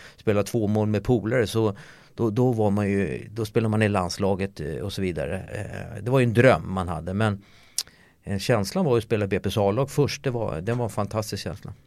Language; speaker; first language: Swedish; native; Swedish